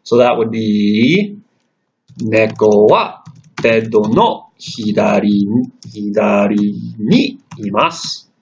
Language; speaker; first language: Japanese; non-native, fluent; English